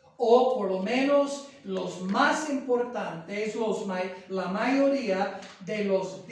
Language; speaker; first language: Spanish; non-native, fluent; English